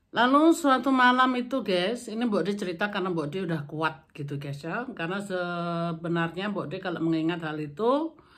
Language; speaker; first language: Indonesian; non-native, local second language; Javanese